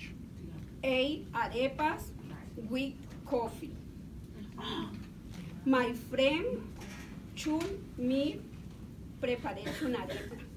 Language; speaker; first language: English; non-native, learner; Spanish